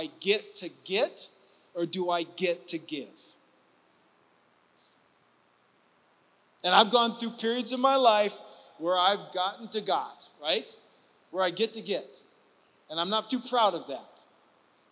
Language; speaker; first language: English; native; English